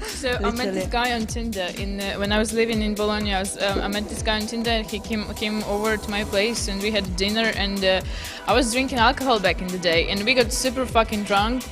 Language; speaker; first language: English; non-native, fluent; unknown